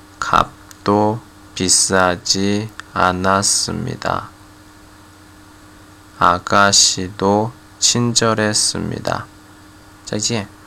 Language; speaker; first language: Korean; non-native, learner; Chinese